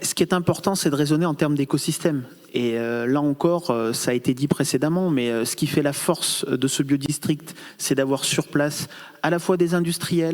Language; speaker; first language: French; native; French